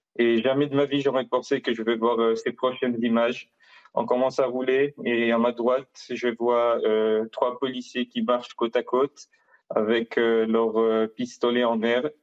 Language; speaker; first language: French; non-native, fluent; Hebrew